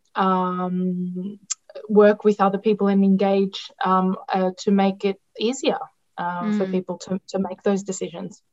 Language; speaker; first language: English; non-native, local second language; Greek